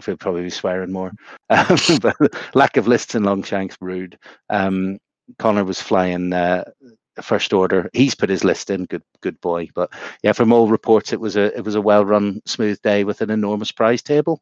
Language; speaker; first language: English; native; English